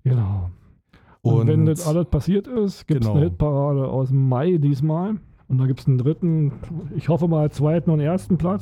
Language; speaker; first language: German; native; German